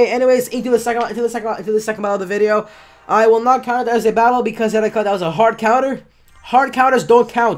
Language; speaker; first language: English; native; English